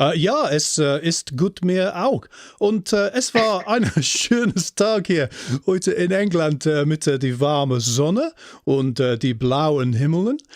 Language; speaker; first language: German; non-native, learner; English